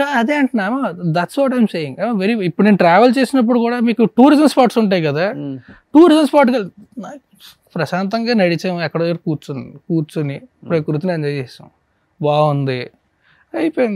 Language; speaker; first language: Telugu; native; Telugu